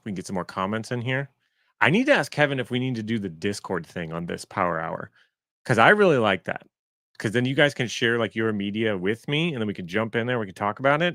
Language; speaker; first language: English; native; English